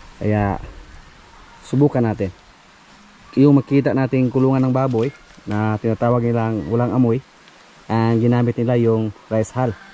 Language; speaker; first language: Filipino; non-native, local second language; Cebuano